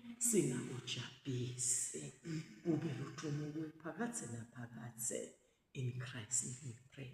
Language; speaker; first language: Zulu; non-native, local second language; Swati